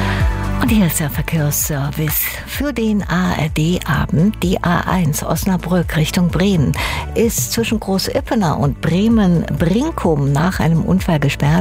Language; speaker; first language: German; native; German